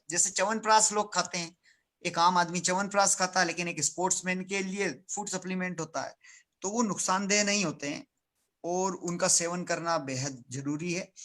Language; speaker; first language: Hindi; native; Hindi